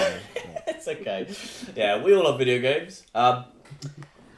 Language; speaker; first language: English; native; English